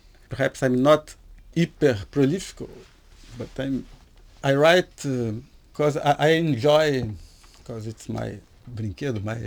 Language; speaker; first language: English; non-native, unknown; Portuguese